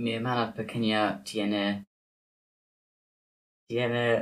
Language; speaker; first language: Spanish; non-native, learner; English